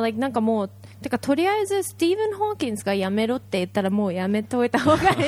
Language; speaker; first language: Japanese; native; Japanese